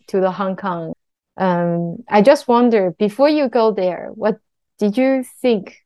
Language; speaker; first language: English; non-native, learner; Chinese